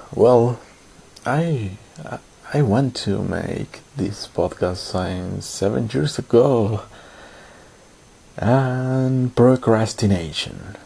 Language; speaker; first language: English; non-native, learner; Spanish